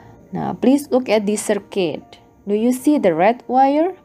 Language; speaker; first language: English; non-native, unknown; Indonesian